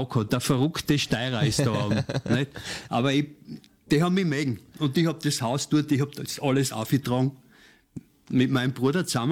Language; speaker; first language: German; native; German